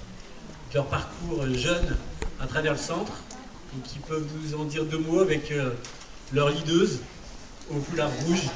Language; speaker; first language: French; native; French